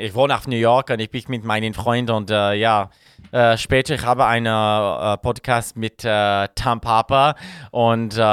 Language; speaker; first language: German; non-native, learner; English